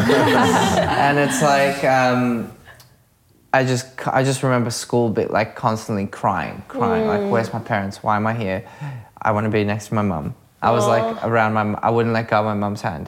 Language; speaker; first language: English; early bilingual, other home language; Russian